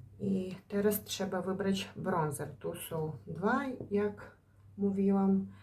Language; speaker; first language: Polish; non-native, fluent; Ukrainian